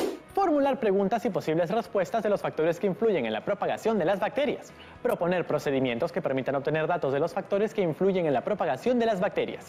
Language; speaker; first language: Spanish; native; Spanish